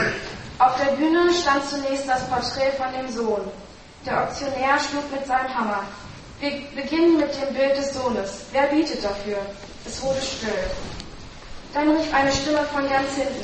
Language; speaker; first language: German; native; German